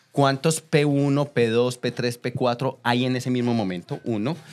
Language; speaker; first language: Spanish; native; Spanish